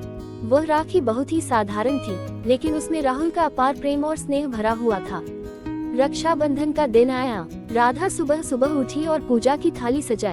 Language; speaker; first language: Hindi; native; Hindi